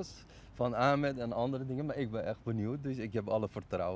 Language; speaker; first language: Dutch; non-native, fluent; Persian